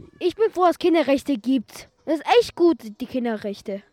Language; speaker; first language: German; non-native, local second language; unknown